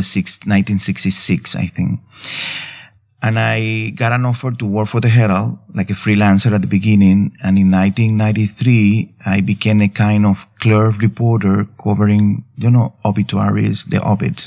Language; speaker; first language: English; non-native, fluent; Spanish